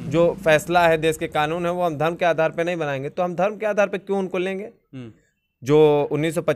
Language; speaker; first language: Hindi; native; Hindi